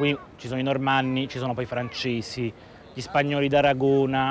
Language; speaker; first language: Italian; native; Italian